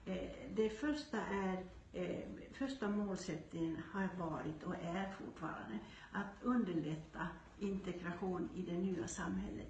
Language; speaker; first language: Swedish; non-native, fluent; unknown